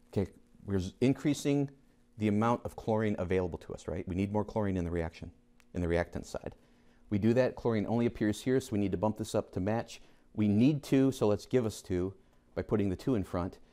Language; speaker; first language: English; native; English